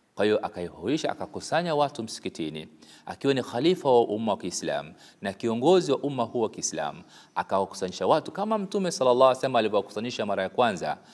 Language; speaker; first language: Swahili; native; Swahili